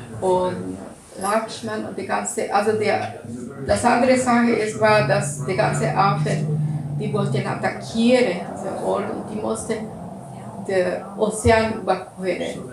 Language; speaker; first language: German; non-native, learner; Russian